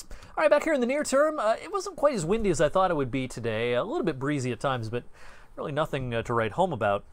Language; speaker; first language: English; native; English